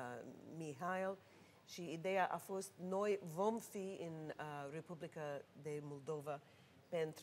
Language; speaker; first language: Romanian; non-native, learner; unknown